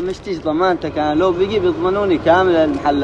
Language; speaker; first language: Arabic; native; Arabic